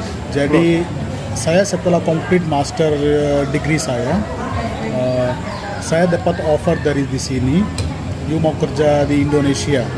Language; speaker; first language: Indonesian; non-native, fluent; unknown